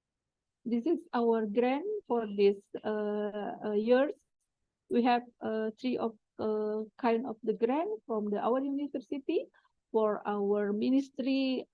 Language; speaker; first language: English; non-native, fluent; Indonesian